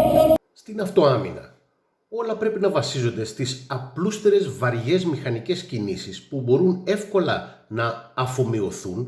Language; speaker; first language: Greek; native; Greek